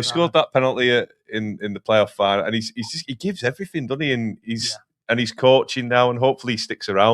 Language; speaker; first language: English; native; English